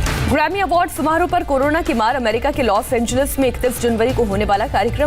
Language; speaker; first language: Hindi; native; Hindi